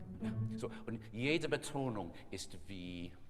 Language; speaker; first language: German; non-native, learner; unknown